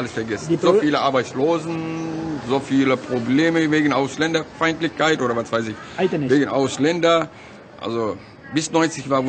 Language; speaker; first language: German; non-native, learner; Turkish